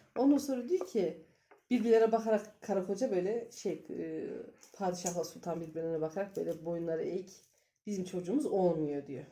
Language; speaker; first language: Turkish; native; Turkish